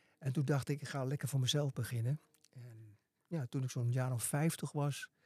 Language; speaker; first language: Dutch; native; Dutch